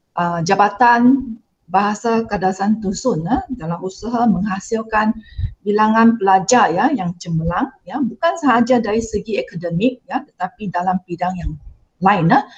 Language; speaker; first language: Malay; non-native, local second language; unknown